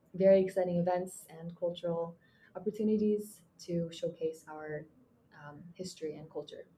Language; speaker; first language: English; non-native, fluent; Mongolian